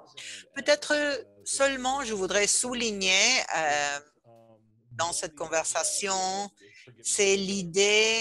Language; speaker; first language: French; non-native, fluent; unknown